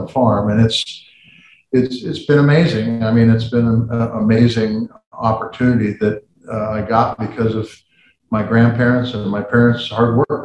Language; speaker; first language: English; native; English